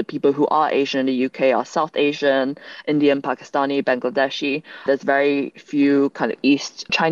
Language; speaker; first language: English; native; English